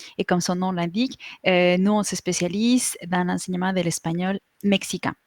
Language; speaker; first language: French; non-native, fluent; Spanish